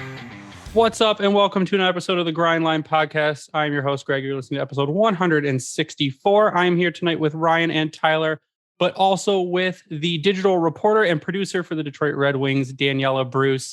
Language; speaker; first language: English; native; English